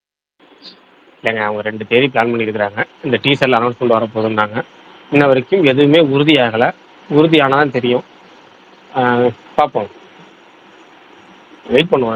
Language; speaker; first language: Tamil; native; Tamil